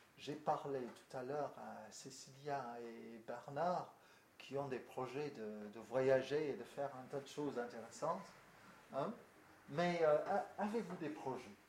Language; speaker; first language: French; non-native, fluent; English